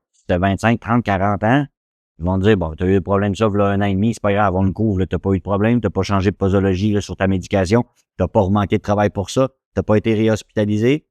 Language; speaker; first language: French; native; French